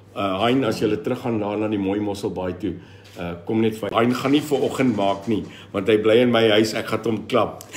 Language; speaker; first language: Afrikaans; non-native, local second language; English